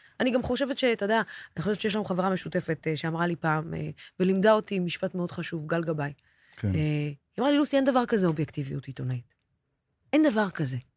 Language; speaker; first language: Hebrew; non-native, local second language; Arabic